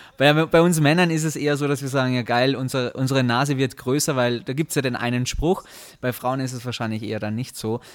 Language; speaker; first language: German; native; German